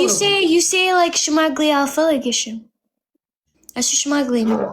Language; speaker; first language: English; non-native, learner; Amharic